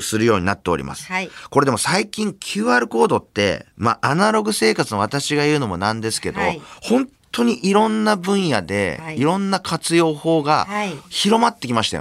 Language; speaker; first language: Japanese; native; Japanese